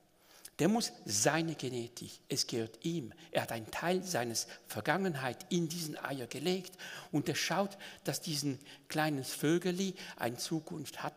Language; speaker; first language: German; non-native, local second language; French